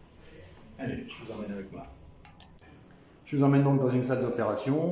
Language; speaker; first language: French; native; French